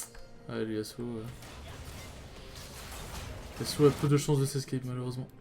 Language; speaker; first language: French; native; French